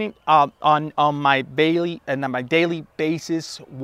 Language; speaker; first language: English; non-native, fluent; Spanish